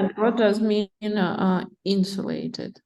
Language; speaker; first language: English; non-native, learner; Russian